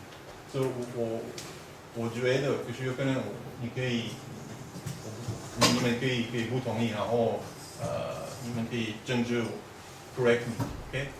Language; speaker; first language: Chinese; non-native, fluent; French